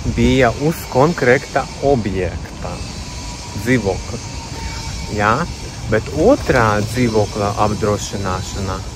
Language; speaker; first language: Latvian; non-native, learner; Russian